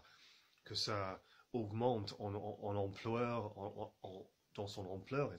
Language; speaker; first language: French; non-native, fluent; English